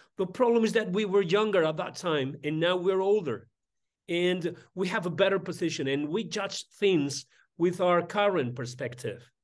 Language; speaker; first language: English; non-native, fluent; Spanish